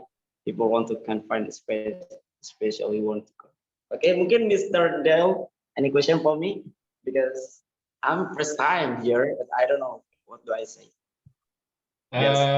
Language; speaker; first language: English; non-native, learner; Indonesian